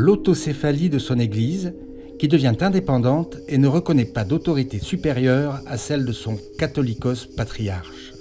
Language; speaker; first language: French; native; French